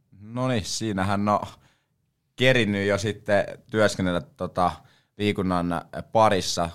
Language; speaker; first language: Finnish; native; Finnish